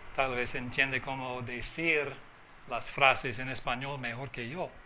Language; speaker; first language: Spanish; non-native, fluent; English